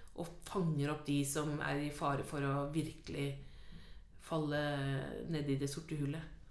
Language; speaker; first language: Norwegian; native; Norwegian